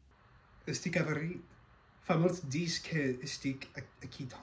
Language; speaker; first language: Catalan; non-native, learner; English